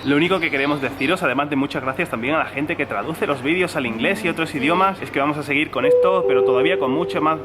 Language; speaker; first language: Spanish; native; Spanish